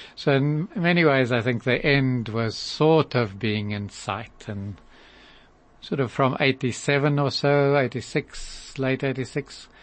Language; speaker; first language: English; native; English